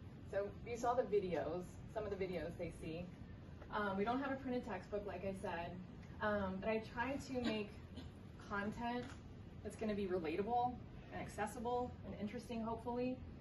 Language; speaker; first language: English; native; English